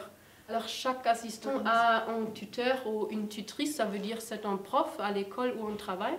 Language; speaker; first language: French; non-native, fluent; German